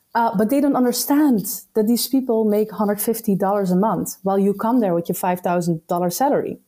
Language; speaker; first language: English; non-native, fluent; Dutch